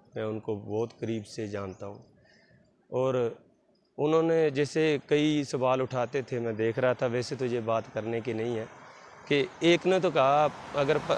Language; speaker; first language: Hindi; non-native, local second language; Punjabi